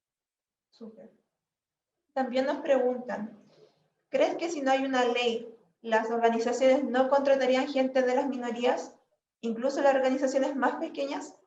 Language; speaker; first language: Spanish; native; Spanish